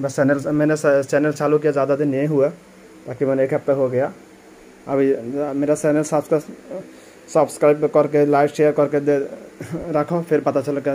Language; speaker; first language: Hindi; non-native, fluent; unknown